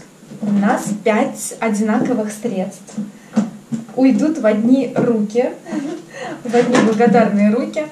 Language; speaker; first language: Russian; native; Russian